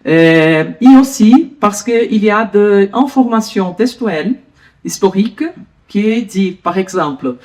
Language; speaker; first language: French; non-native, learner; Portuguese